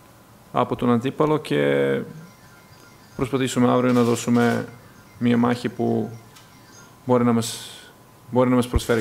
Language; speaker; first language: Greek; non-native, fluent; Serbian